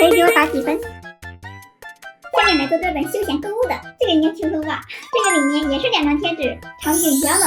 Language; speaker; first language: Chinese; native; Chinese